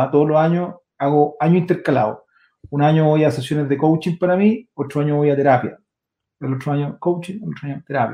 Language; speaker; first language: Spanish; native; Spanish